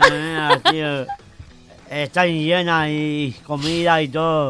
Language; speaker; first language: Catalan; non-native, local second language; Spanish